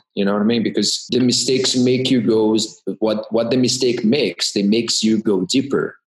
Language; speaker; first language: English; non-native, fluent; Portuguese